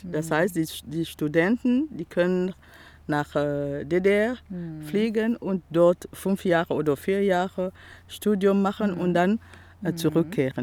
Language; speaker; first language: German; non-native, fluent; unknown